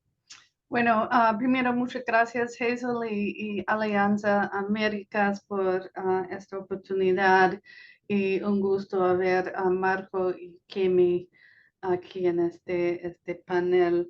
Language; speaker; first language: Spanish; non-native, fluent; English